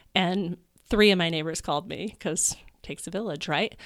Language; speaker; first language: English; native; English